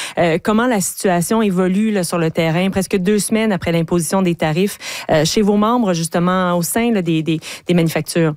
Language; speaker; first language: French; native; French